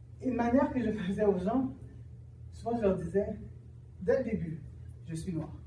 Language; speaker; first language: French; early bilingual, other home language; Haitian Creole